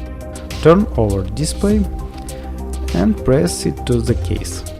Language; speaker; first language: English; non-native, fluent; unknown